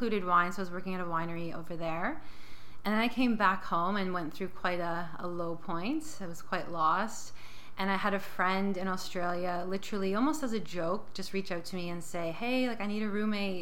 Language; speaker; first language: English; native; English